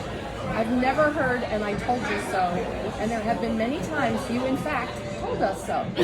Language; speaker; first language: English; native; English